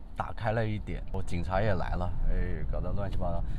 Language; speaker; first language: Chinese; native; Chinese